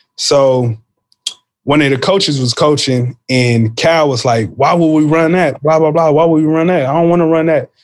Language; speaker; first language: English; native; English